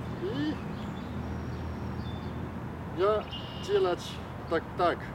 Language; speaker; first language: Russian; non-native, learner; Chinese